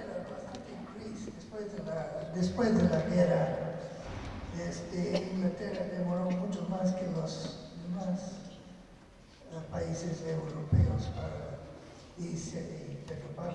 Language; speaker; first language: Spanish; non-native, fluent; English